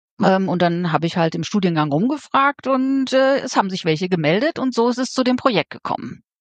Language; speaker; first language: German; native; German